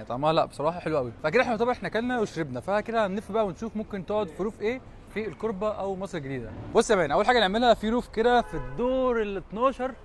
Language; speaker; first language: Arabic; native; Arabic